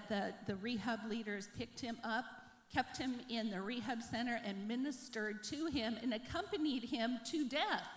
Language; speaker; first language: English; native; English